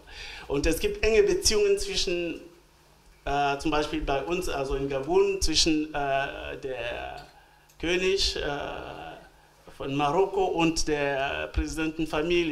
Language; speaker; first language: German; non-native, fluent; French